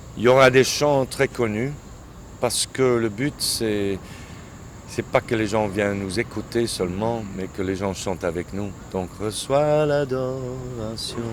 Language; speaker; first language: French; non-native, fluent; English